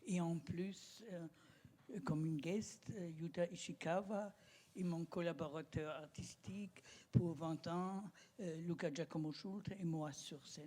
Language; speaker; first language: French; non-native, learner; German